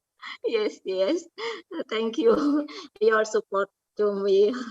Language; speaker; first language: English; non-native, learner; Indonesian